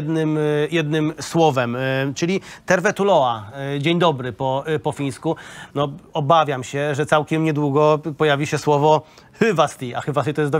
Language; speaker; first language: Polish; native; Polish